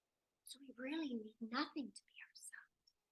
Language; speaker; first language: English; native; English